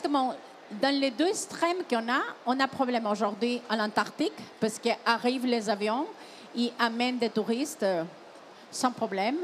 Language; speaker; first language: French; non-native, fluent; Spanish